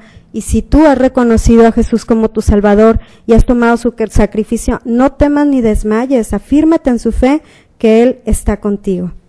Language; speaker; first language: Spanish; native; Spanish